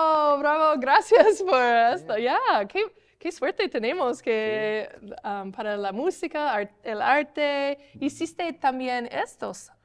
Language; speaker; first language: Spanish; non-native, learner; English